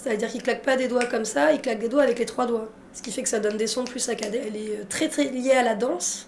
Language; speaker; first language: French; native; French